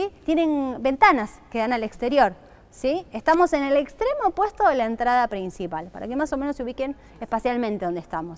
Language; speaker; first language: Spanish; native; Spanish